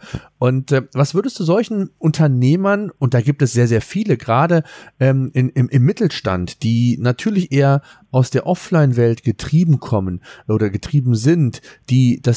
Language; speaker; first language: German; native; German